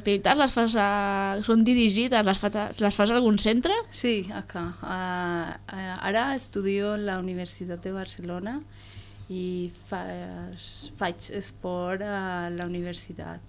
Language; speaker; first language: Catalan; non-native, learner; Spanish